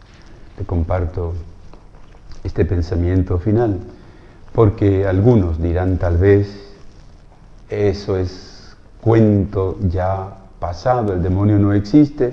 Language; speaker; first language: Spanish; native; Spanish